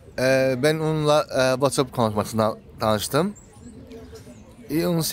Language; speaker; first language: Turkish; non-native, learner; Azerbaijani